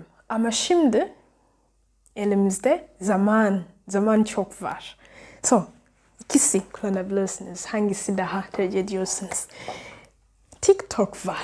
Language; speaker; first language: Turkish; non-native, learner; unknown